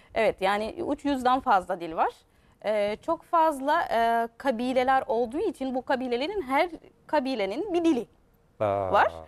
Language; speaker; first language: Turkish; non-native, fluent; Arabic